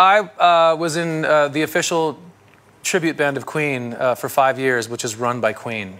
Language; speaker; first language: English; native; English